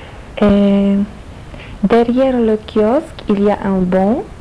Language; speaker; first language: French; non-native, learner; Polish